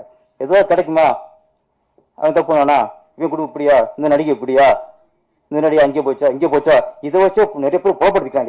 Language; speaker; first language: Tamil; native; Tamil